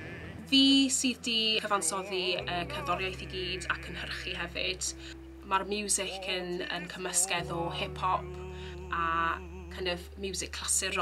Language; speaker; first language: Welsh; non-native, local second language; English